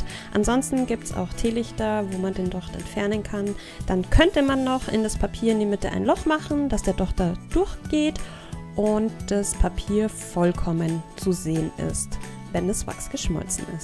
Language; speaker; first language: German; native; German